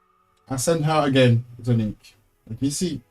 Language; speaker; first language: English; non-native, learner; French